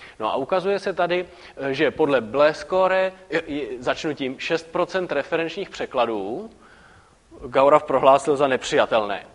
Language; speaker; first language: Czech; native; Czech